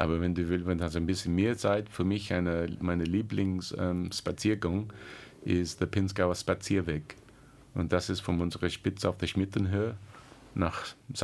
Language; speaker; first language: German; non-native, learner; English